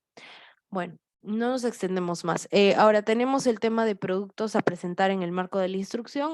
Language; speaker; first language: Spanish; native; Spanish